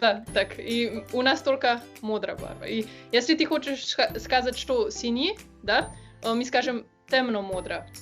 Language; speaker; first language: Russian; non-native, learner; Slovenian